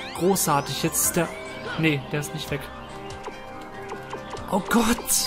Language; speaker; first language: German; native; German